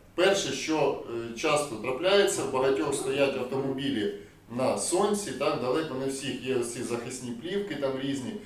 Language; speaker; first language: Ukrainian; native; Ukrainian